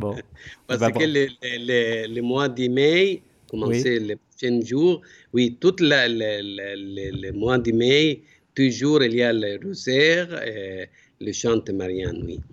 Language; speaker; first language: French; non-native, learner; Arabic